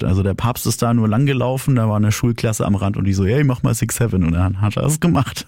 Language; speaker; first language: German; native; German